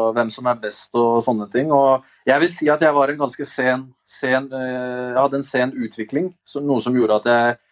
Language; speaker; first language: Norwegian; early bilingual, other home language; Albanian